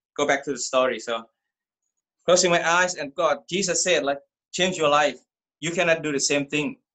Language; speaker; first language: English; non-native, learner; Thai